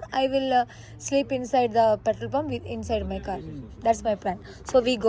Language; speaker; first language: English; non-native, learner; Malayalam